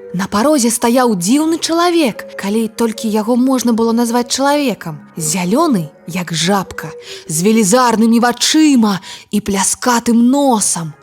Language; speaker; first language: Belarusian; native; Belarusian